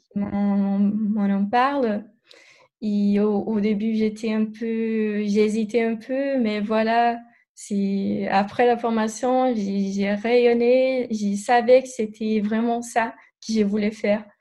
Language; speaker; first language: French; non-native, fluent; Portuguese